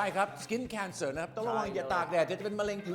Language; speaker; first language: Thai; native; Thai